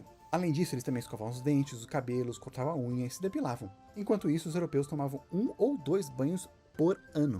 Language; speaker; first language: Portuguese; native; Portuguese